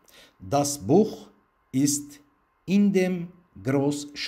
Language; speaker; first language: German; non-native, fluent; Turkish